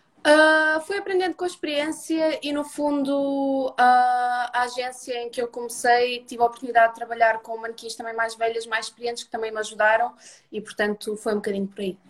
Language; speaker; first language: Portuguese; early bilingual, other home language; Russian